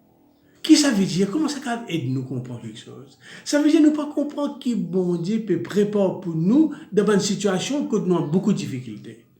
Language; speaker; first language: French; non-native, local second language; Morisyen